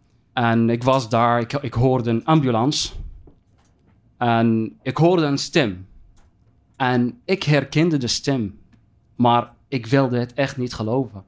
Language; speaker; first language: Dutch; non-native, fluent; Arabic